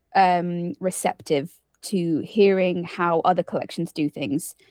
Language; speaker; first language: English; native; English